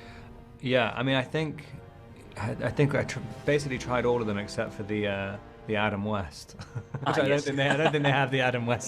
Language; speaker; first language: English; native; English